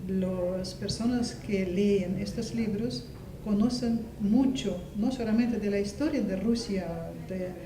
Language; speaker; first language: Spanish; non-native, fluent; Russian